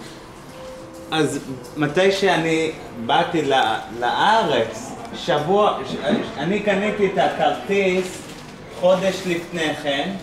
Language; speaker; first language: Hebrew; early bilingual, heritage; Hebrew